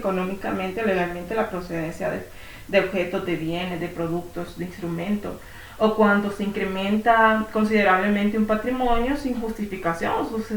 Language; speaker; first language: Spanish; native; Spanish